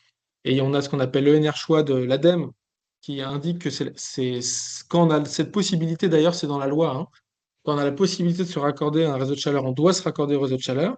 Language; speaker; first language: French; native; French